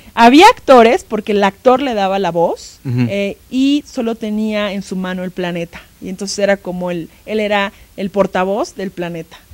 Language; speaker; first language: Spanish; native; Spanish